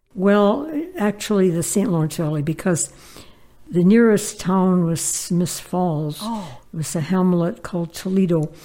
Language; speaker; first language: English; native; English